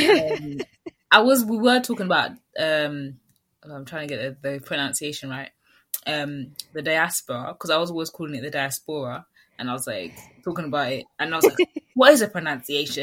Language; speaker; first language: English; native; English